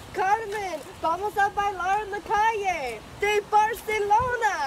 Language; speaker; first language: Spanish; non-native, learner; English